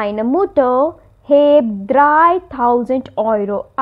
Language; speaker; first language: German; non-native, fluent; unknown